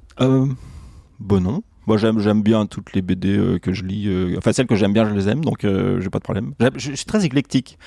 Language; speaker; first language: French; native; French